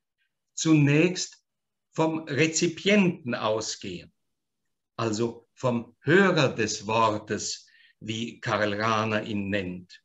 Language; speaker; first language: German; native; German